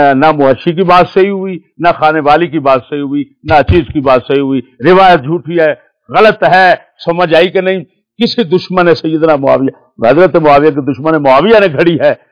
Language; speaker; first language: Urdu; native; Urdu